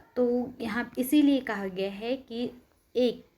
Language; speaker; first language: Hindi; non-native, local second language; Marathi